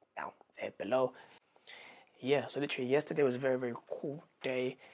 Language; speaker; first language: English; native; English